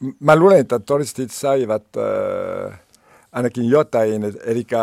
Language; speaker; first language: Finnish; non-native, learner; French